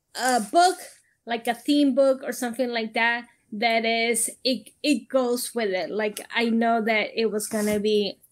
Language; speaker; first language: English; non-native, fluent; Spanish